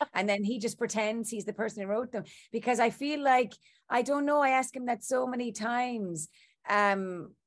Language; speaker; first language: English; native; English